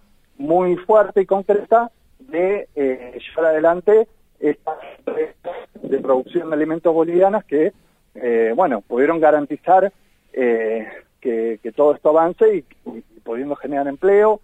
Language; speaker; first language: Spanish; native; Spanish